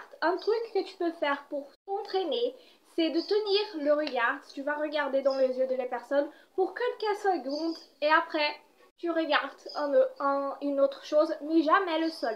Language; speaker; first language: French; non-native, fluent; Portuguese